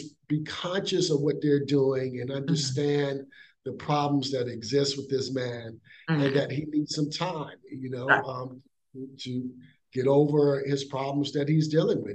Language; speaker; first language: English; native; English